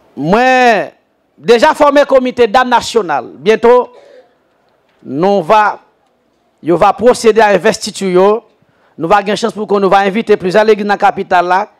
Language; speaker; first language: French; native; French